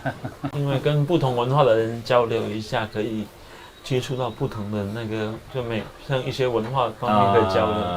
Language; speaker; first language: Chinese; native; Chinese